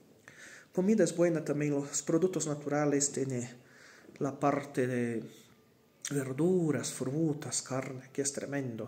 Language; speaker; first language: Spanish; non-native, fluent; Portuguese